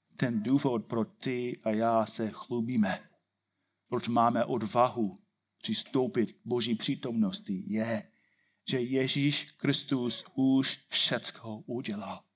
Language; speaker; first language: Czech; non-native, fluent; English